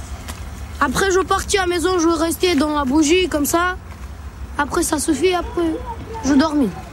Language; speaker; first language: French; non-native, learner; Romanian